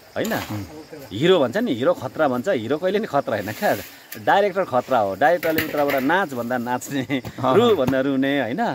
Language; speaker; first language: Nepali; native; Nepali